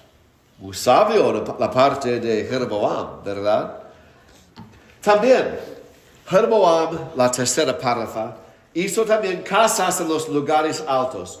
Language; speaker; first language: Spanish; non-native, fluent; English